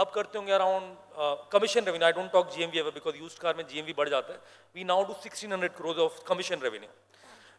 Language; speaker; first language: English; non-native, local second language; Hindi